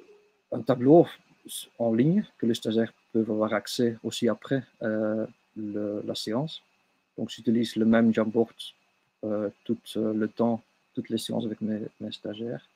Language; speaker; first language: French; non-native, local second language; Dutch